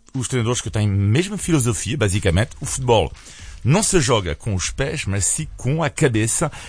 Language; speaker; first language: Portuguese; non-native, fluent; French